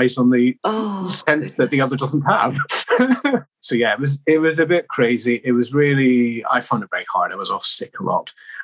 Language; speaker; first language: English; native; English